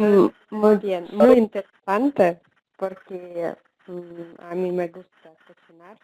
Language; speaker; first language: Spanish; non-native, learner; Russian